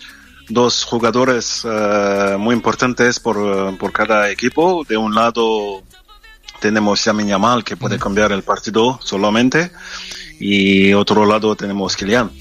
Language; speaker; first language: Spanish; non-native, fluent; French